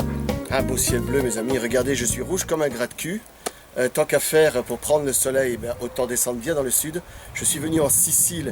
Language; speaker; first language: French; native; French